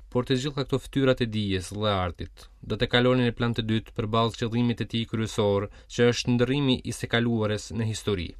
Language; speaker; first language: Albanian; native; Albanian